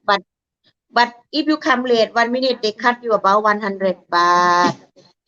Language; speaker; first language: English; non-native, learner; Thai